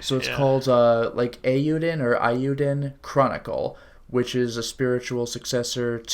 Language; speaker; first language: English; native; English